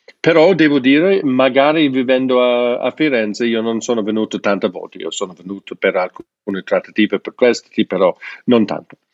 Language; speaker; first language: Italian; non-native, fluent; English